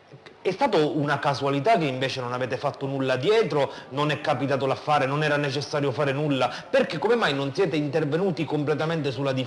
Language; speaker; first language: Italian; native; Italian